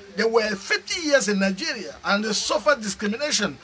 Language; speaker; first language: English; non-native, local second language; French